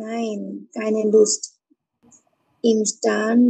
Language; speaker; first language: German; non-native, learner; Bangla